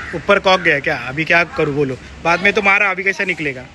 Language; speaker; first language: Hindi; non-native, local second language; Marathi